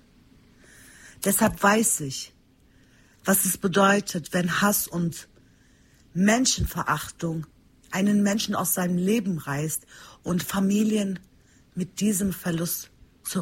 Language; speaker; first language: German; early bilingual, other home language; Turkish